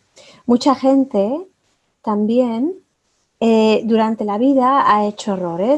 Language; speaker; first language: Spanish; native; Spanish